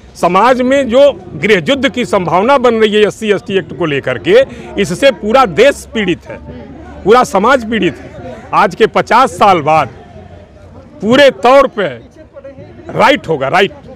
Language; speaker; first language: Hindi; native; Hindi